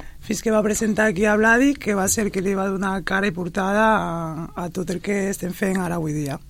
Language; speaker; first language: Catalan; non-native, fluent; Spanish